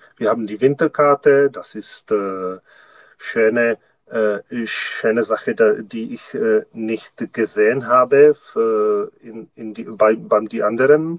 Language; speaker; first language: German; non-native, learner; Czech